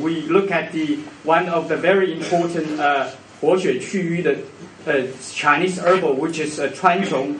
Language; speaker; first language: English; non-native, fluent; Chinese